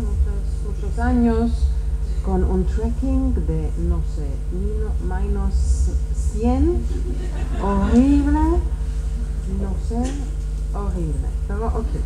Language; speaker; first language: Spanish; non-native, fluent; Czech